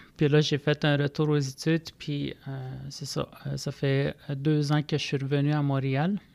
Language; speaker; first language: French; non-native, local second language; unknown